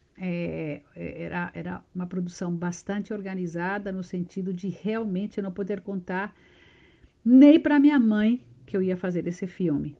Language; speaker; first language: Portuguese; non-native, fluent; Spanish